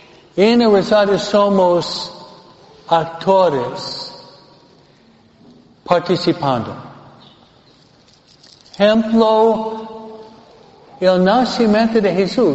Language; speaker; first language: Spanish; non-native, fluent; English